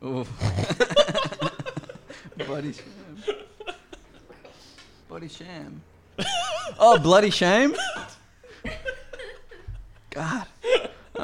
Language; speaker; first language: English; native; English